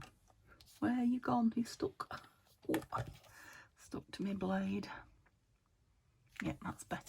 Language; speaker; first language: English; native; English